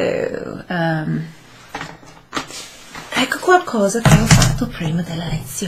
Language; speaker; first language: Italian; non-native, fluent; English